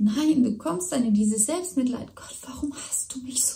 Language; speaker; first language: German; native; German